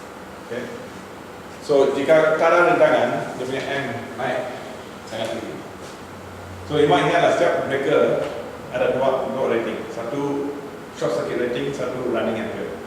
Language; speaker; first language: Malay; non-native, local second language; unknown